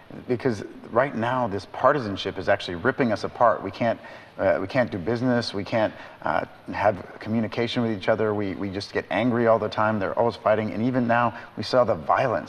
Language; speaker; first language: English; native; English